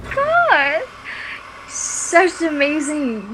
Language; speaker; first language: English; non-native, learner; Vietnamese